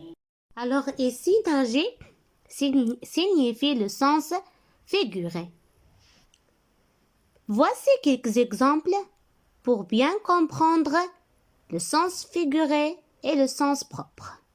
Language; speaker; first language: French; non-native, local second language; Arabic